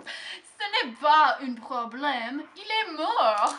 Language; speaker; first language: French; non-native, learner; English